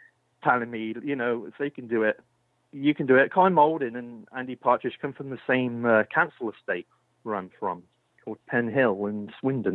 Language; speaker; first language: English; native; English